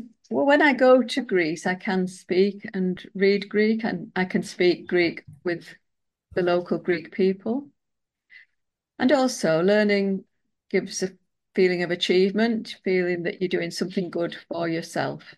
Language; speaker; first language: English; native; English